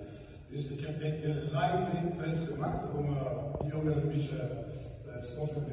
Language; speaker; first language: Dutch; non-native, learner; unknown